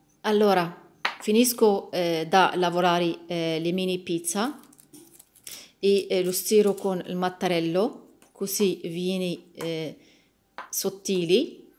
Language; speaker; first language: Italian; non-native, learner; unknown